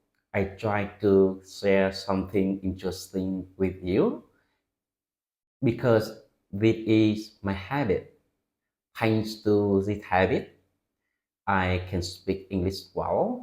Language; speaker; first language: English; non-native, fluent; Vietnamese